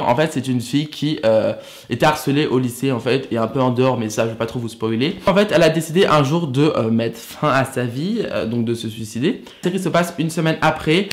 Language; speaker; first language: French; native; French